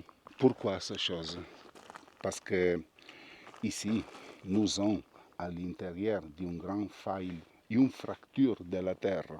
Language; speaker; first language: French; non-native, learner; Italian